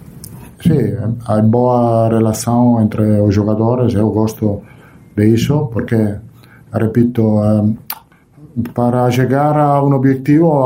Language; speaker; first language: Spanish; non-native, fluent; Italian